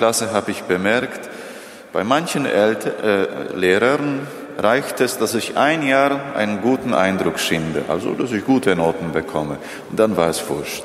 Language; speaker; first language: German; non-native, fluent; Polish